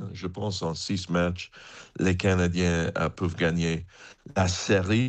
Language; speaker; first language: French; non-native, fluent; English